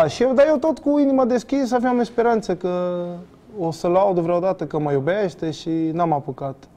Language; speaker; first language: Romanian; non-native, fluent; Portuguese